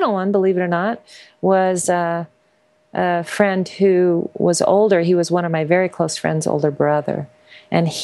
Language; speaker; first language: English; native; English